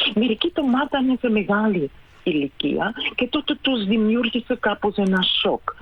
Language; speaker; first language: Greek; non-native, fluent; Dutch